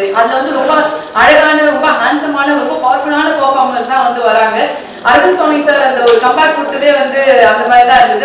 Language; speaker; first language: Tamil; native; Tamil